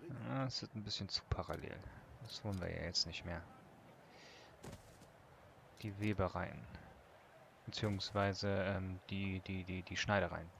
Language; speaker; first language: German; native; German